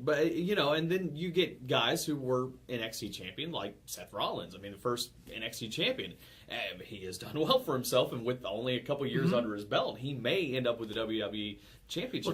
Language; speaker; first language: English; native; English